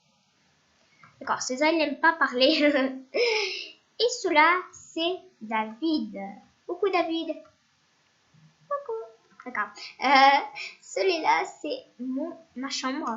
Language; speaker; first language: French; non-native, fluent; Spanish